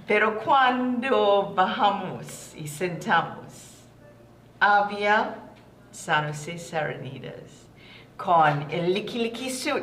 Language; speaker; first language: Spanish; non-native, learner; English